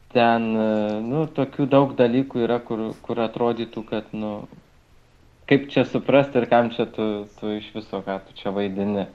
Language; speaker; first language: Lithuanian; native; Lithuanian